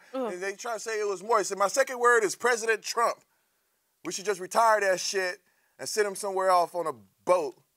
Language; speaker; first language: English; native; English